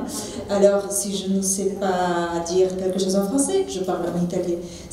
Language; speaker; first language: French; non-native, fluent; Italian